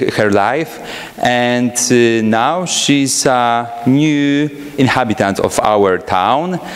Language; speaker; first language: English; non-native, fluent; Polish